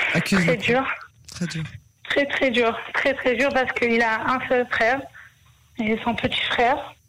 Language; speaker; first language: French; early bilingual, heritage; Hebrew